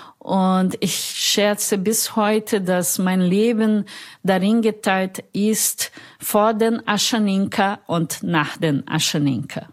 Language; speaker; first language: German; non-native, fluent; Portuguese